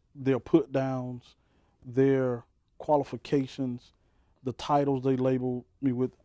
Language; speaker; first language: English; native; English